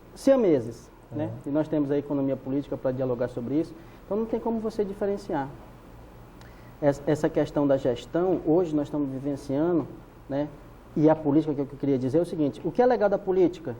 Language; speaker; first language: Portuguese; native; Portuguese